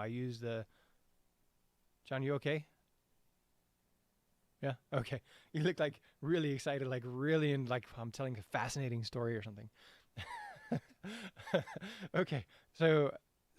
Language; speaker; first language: English; native; English